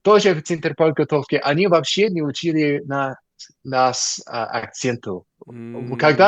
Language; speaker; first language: Russian; non-native, learner; English